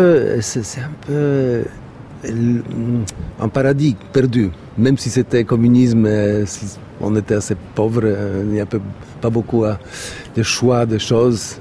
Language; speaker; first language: French; non-native, fluent; Polish